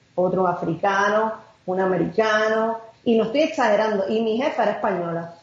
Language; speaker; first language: Spanish; native; Spanish